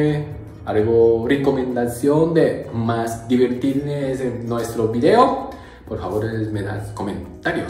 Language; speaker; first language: Spanish; non-native, learner; Japanese